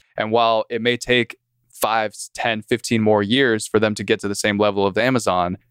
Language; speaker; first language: English; native; English